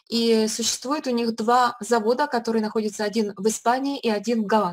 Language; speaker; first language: Russian; native; Russian